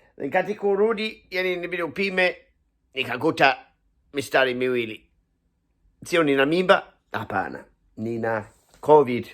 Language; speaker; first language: Swahili; non-native, fluent; English